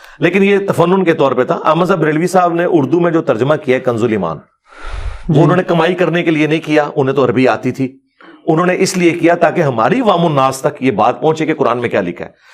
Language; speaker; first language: Urdu; non-native, local second language; Punjabi